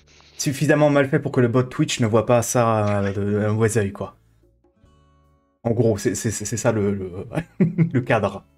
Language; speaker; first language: French; native; French